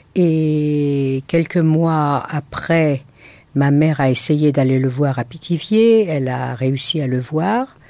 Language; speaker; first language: French; native; French